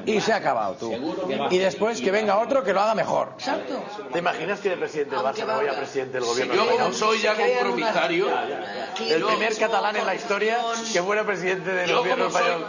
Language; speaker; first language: Catalan; native; Catalan